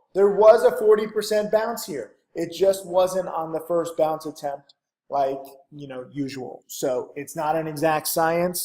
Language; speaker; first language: English; native; English